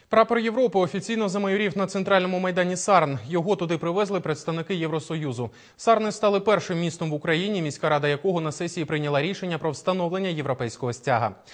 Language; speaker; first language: Ukrainian; native; Ukrainian